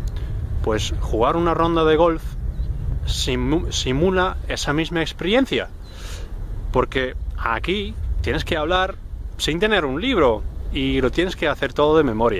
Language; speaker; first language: Spanish; non-native, fluent; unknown